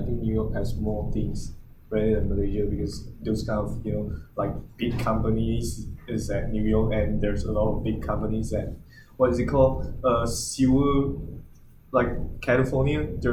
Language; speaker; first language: English; non-native, local second language; Chinese